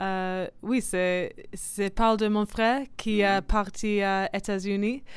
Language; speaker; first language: French; non-native, learner; English